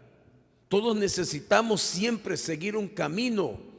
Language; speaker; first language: Spanish; native; Spanish